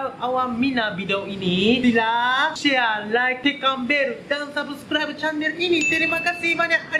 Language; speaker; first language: Indonesian; non-native, learner; Japanese